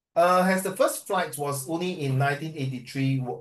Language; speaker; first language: English; non-native, local second language; Chinese